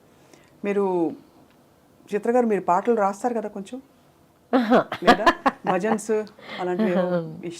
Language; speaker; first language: Telugu; native; Telugu